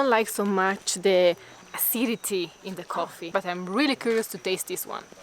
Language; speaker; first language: English; non-native, fluent; Italian